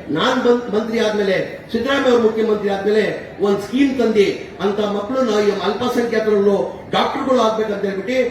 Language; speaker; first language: Kannada; non-native, local second language; Urdu